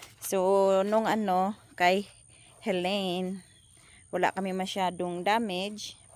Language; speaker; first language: Filipino; non-native, local second language; Masbatenyo